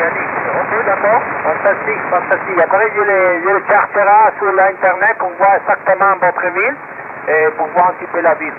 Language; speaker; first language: French; non-native, learner; Spanish